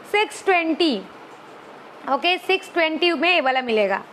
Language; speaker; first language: Hindi; non-native, local second language; Bangla